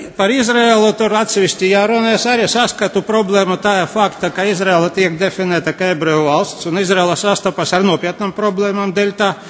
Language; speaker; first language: Latvian; non-native, local second language; Russian